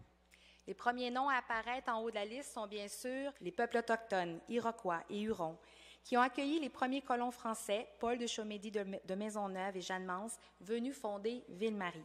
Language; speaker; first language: French; native; French